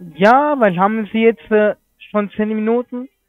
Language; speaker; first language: German; non-native, learner; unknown